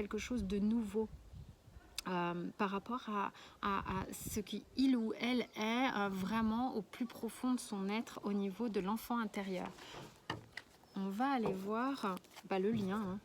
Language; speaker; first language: French; native; French